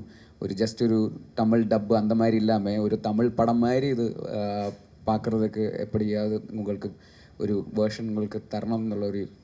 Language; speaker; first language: Tamil; non-native, learner; Malayalam